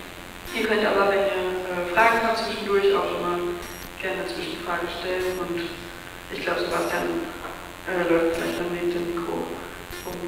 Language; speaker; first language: German; native; German